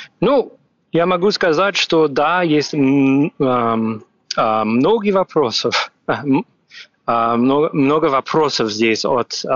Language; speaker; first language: Russian; non-native, fluent; English